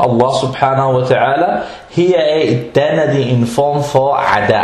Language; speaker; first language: Danish; early bilingual, other home language; Arabic